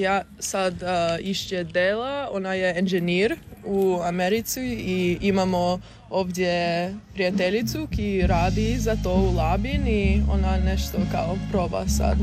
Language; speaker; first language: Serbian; early bilingual, heritage; English